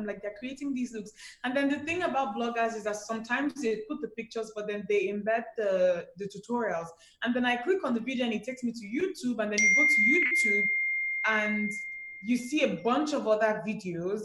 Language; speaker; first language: English; non-native, local second language; Igbo